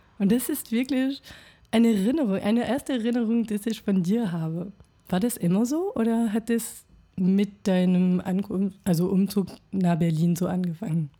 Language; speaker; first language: German; non-native, fluent; French